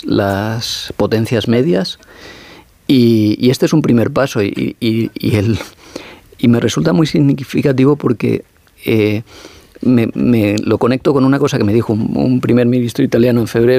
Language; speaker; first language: Spanish; native; Spanish